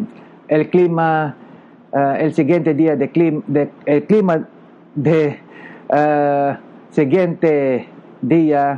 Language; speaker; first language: Spanish; non-native, local second language; Filipino